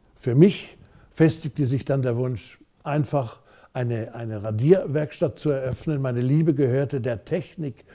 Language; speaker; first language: German; native; German